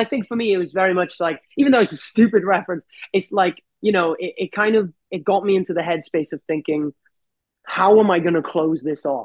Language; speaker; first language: English; native; English